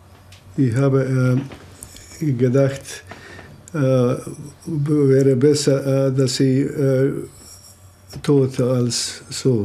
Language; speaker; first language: German; non-native, local second language; Croatian